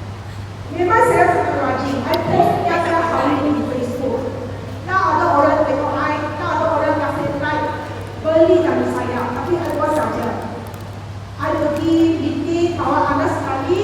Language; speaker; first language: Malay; non-native, local second language; Chinese